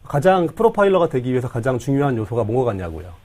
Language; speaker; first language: Korean; native; Korean